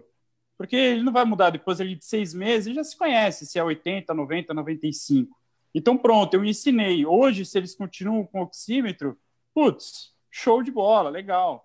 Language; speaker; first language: Portuguese; native; Portuguese